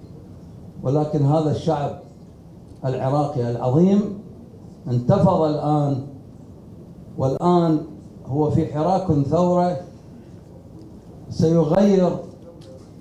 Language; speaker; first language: Arabic; native; Arabic